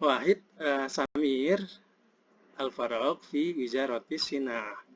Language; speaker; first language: Arabic; non-native, fluent; Indonesian